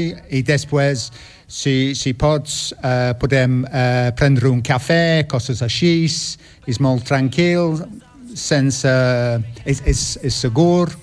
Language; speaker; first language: Catalan; non-native, learner; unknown